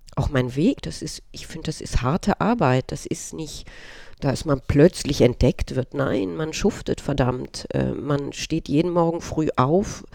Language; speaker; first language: German; early bilingual, other home language; Romanian